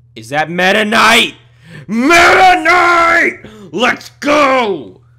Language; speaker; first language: English; native; English